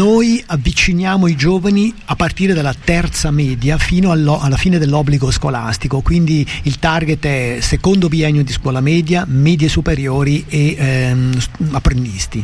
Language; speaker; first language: Italian; native; Italian